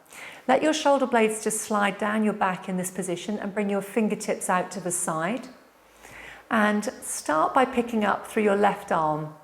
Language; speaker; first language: English; native; English